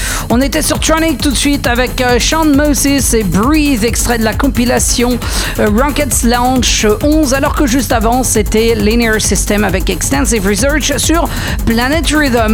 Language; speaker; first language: French; native; French